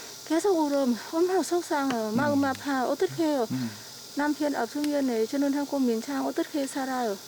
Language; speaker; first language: Korean; non-native, learner; Vietnamese